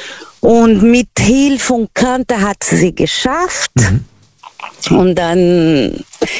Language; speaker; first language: German; non-native, learner; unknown